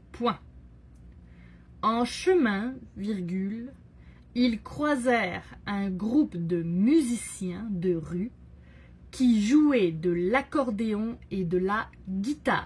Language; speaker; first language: French; native; French